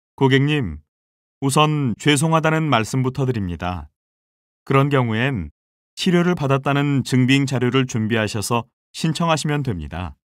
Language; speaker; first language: Korean; native; Korean